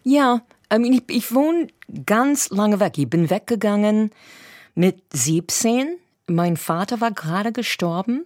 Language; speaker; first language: German; non-native, fluent; English